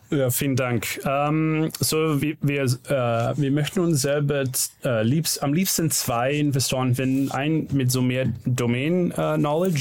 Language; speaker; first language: German; non-native, learner; Dutch